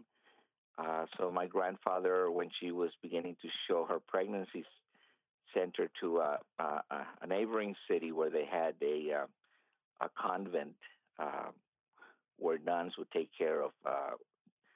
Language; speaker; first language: English; early bilingual, other home language; Spanish